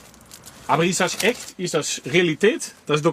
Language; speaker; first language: German; non-native, fluent; Dutch